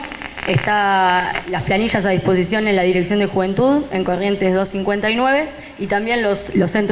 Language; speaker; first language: Spanish; native; Spanish